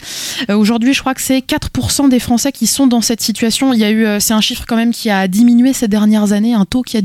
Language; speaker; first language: French; native; French